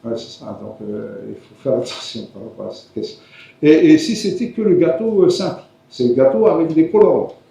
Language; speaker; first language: French; non-native, local second language; Arabic